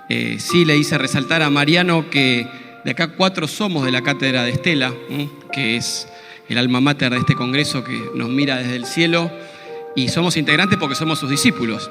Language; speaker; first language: Spanish; native; Spanish